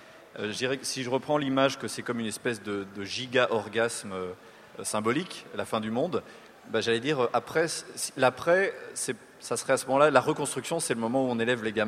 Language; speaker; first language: French; native; French